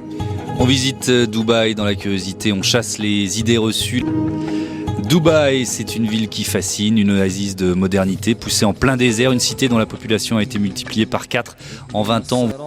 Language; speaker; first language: French; native; French